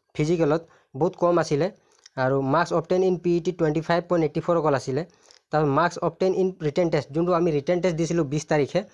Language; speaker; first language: Assamese; non-native, local second language; Sadri